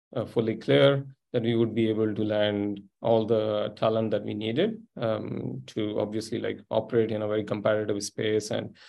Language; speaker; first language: English; non-native, local second language; Sindhi